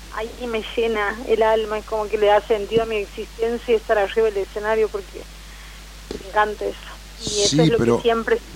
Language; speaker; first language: Spanish; native; Spanish